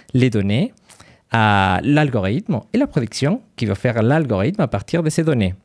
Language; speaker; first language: French; non-native, fluent; Spanish